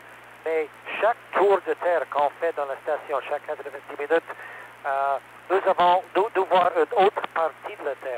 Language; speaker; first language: French; non-native, learner; English